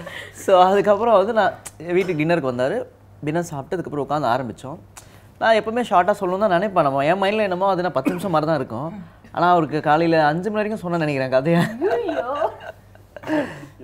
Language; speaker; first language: Tamil; native; Tamil